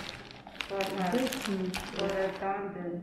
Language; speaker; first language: Dutch; non-native, learner; Filipino